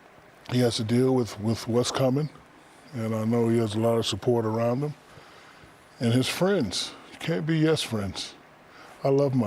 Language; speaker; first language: English; native; English